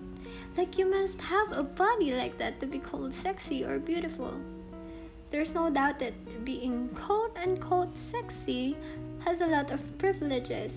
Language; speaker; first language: English; non-native, local second language; Filipino